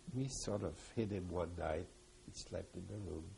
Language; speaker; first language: English; early bilingual, other home language; French